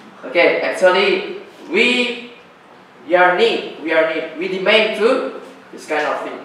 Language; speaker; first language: English; non-native, learner; Indonesian